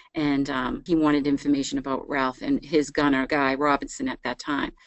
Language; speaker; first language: English; native; English